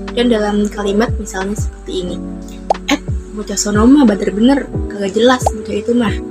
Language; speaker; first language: Indonesian; native; Indonesian